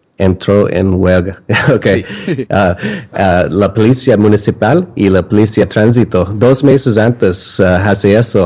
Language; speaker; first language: Spanish; non-native, learner; English